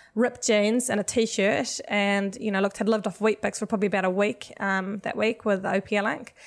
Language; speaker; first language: English; non-native, fluent; Swedish